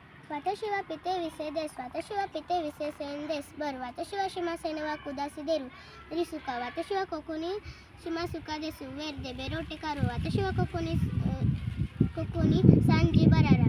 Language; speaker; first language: Japanese; non-native, learner; Marathi